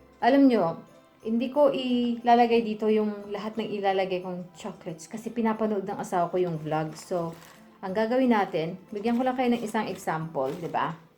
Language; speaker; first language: Filipino; native; Filipino